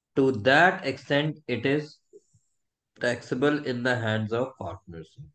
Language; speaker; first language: Hindi; native; Hindi